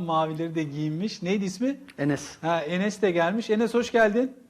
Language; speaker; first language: Turkish; native; Turkish